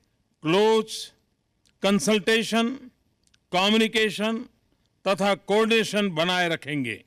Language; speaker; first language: Hindi; native; Hindi